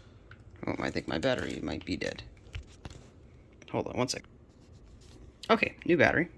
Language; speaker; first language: English; native; English